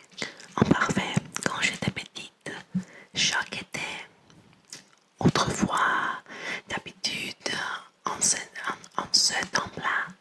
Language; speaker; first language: French; non-native, learner; English